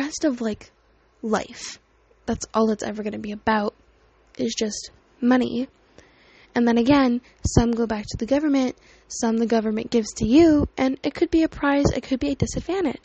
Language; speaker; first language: English; native; English